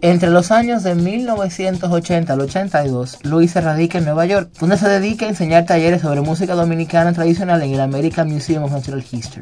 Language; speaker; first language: Spanish; native; Spanish